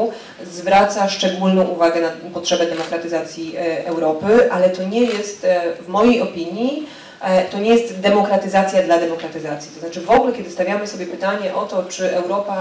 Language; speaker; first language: Polish; native; Polish